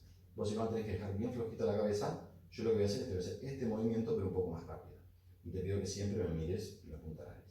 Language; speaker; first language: Spanish; native; Spanish